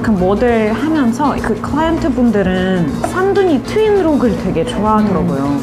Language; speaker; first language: Korean; non-native, fluent; Russian